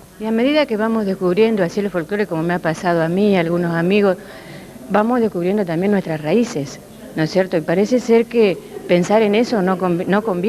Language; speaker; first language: Spanish; native; Spanish